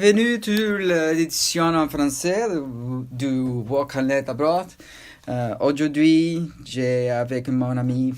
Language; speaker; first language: French; non-native, learner; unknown